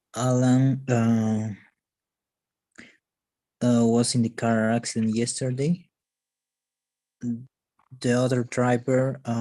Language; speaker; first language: English; non-native, learner; Spanish